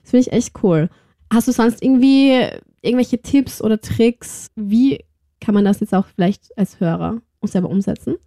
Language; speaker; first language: German; native; German